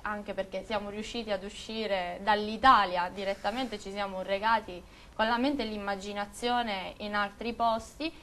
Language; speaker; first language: Italian; native; Italian